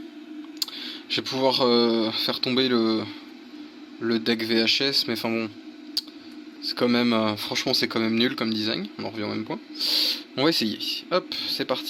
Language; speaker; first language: French; native; French